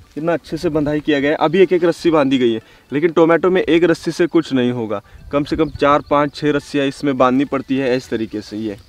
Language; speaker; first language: Hindi; native; Hindi